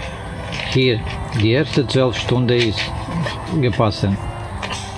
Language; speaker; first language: German; non-native, learner; Croatian